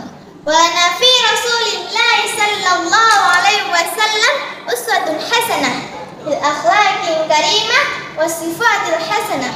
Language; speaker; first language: Arabic; non-native, learner; Indonesian